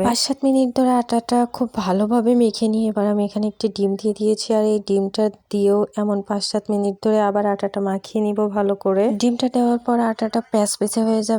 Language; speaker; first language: Bangla; native; Bangla